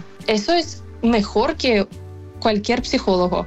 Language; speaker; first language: Spanish; non-native, fluent; Ukrainian